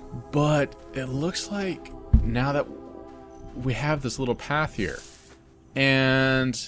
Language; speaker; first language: English; native; English